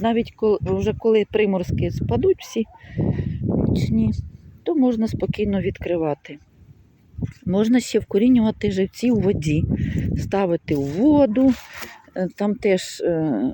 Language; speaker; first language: Ukrainian; native; Ukrainian